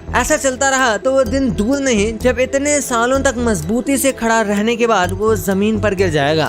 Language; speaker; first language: Hindi; native; Hindi